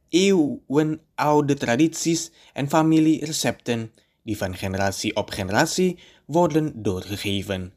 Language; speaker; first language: Dutch; non-native, fluent; Indonesian